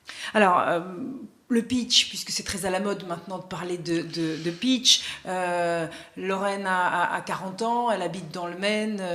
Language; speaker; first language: French; native; French